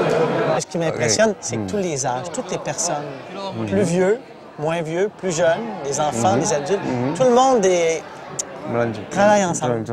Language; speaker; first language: French; native; French